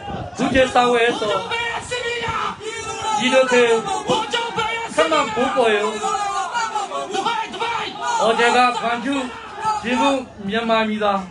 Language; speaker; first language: Korean; non-native, learner; Burmese